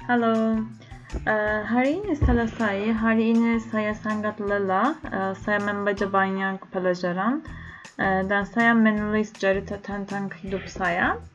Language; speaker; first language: Indonesian; non-native, learner; Turkish